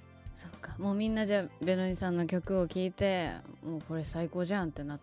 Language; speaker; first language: Japanese; native; Japanese